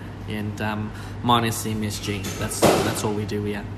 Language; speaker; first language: English; native; English